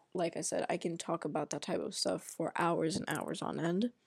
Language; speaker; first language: English; non-native, fluent; Arabic